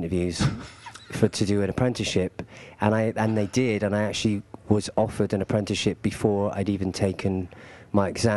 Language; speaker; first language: English; native; English